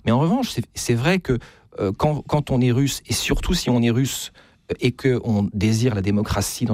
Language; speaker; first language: French; native; French